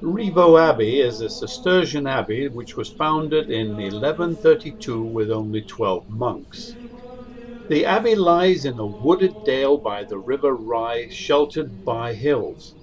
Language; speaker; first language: English; native; English